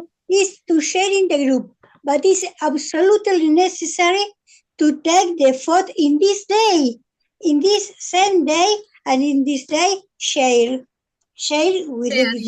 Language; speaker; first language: English; non-native, learner; Spanish